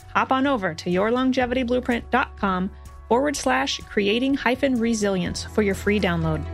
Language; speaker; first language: English; native; English